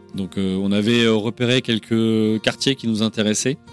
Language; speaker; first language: French; native; French